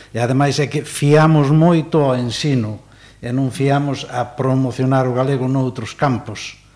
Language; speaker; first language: Galician; native; Galician